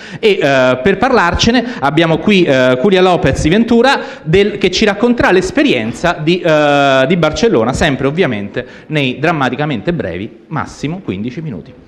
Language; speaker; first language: Italian; native; Italian